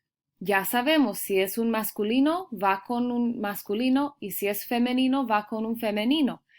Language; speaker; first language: Spanish; early bilingual, heritage; Spanish